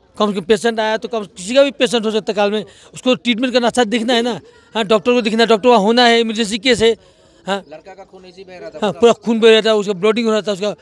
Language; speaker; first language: Hindi; non-native, local second language; Nepali